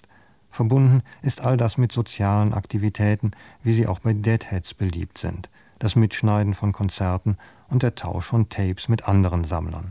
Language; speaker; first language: German; native; German